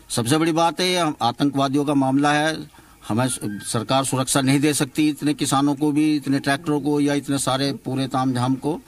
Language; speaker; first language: Hindi; native; Hindi